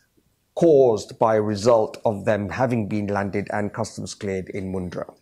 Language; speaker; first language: English; native; English